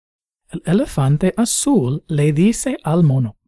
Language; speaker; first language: Spanish; non-native, fluent; English